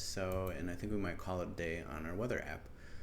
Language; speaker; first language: English; native; English